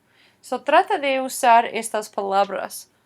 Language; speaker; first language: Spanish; non-native, fluent; English